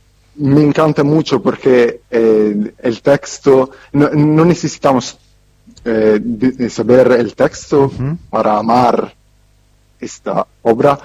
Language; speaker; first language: Spanish; non-native, fluent; Italian